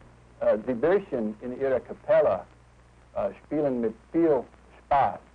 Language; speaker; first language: German; non-native, learner; English